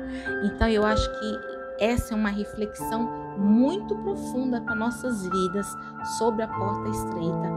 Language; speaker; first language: Portuguese; native; Portuguese